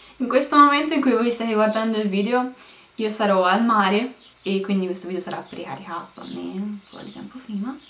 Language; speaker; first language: Italian; native; Italian